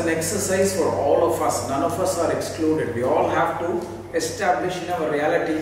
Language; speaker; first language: English; non-native, local second language; Tamil